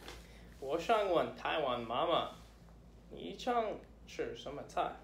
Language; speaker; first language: Chinese; non-native, learner; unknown